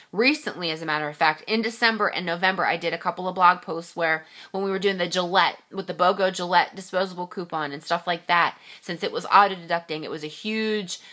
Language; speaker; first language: English; native; English